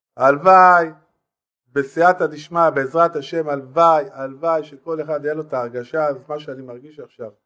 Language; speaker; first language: Hebrew; non-native, fluent; French